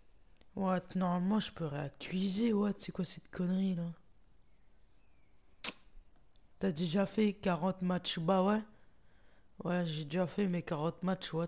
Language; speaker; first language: French; native; French